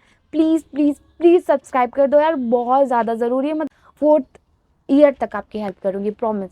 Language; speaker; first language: Hindi; native; Hindi